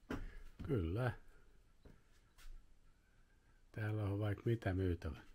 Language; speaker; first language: Finnish; native; Finnish